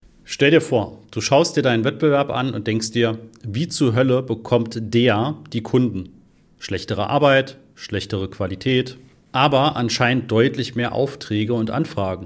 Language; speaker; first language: German; native; German